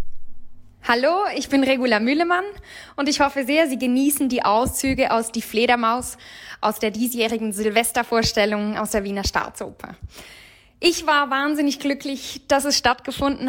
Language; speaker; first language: German; native; German